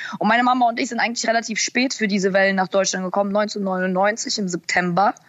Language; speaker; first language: German; early bilingual, other home language; Russian